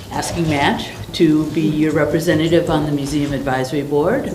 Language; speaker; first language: English; native; English